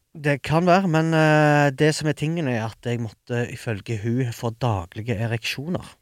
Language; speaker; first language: Norwegian; early bilingual, other home language; Arabic